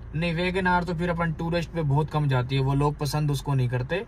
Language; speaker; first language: Hindi; native; Hindi